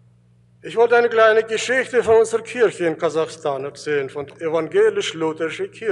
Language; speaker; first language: German; early bilingual, heritage; German